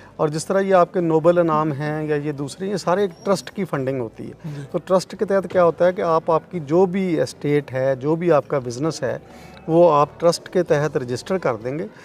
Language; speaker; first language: Urdu; non-native, local second language; Punjabi